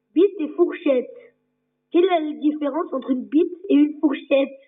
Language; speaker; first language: French; native; French